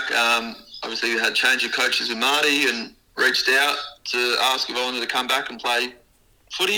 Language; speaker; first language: English; native; English